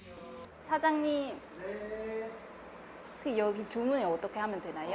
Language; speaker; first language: Korean; non-native, fluent; Vietnamese